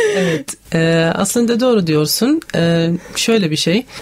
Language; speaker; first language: Turkish; non-native, learner; Arabic